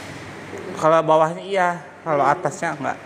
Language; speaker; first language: Indonesian; native; Indonesian